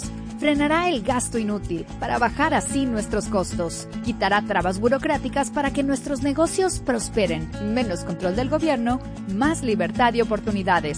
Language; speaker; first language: Spanish; native; Spanish